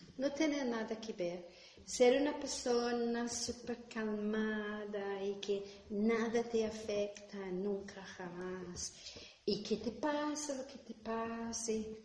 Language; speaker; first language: Spanish; non-native, fluent; English